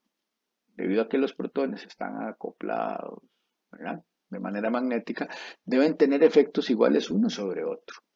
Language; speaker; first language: Spanish; native; Spanish